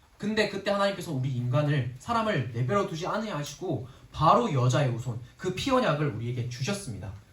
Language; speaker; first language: Korean; native; Korean